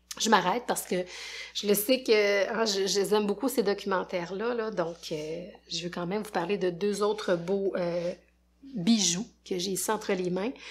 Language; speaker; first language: French; native; French